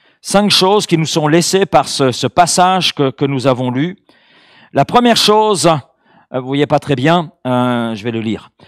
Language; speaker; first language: French; native; French